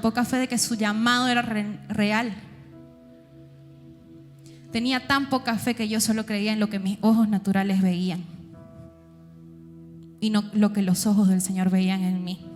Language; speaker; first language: Spanish; native; Spanish